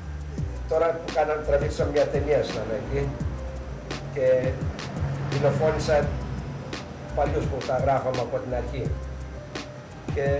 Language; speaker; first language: Greek; early bilingual, heritage; Greek